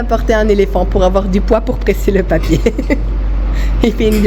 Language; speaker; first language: French; native; French